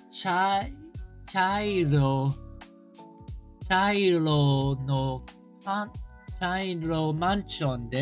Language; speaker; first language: Japanese; non-native, learner; English